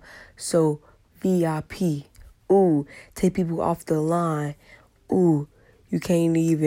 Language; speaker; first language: English; native; English